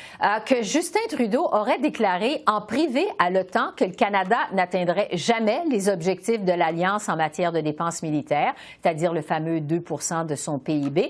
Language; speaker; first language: French; native; French